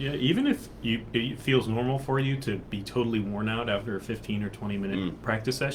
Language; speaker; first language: English; native; English